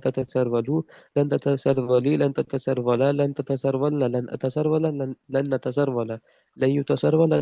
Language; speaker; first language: Arabic; non-native, learner; Urdu